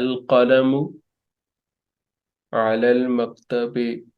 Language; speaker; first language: Arabic; non-native, fluent; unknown